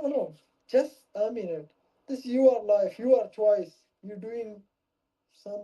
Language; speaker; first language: English; non-native, learner; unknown